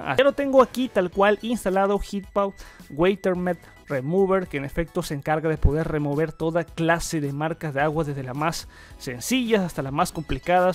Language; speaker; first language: Spanish; native; Spanish